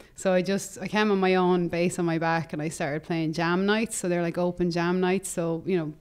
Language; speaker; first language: English; native; English